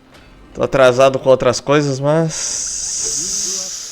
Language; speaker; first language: Portuguese; native; Portuguese